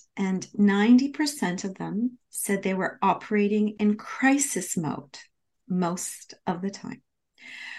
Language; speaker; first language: English; native; English